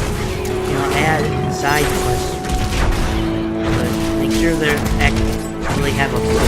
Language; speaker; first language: English; native; English